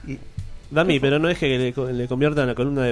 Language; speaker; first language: Spanish; native; Spanish